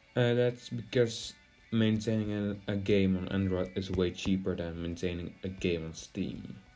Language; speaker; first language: English; non-native, fluent; Dutch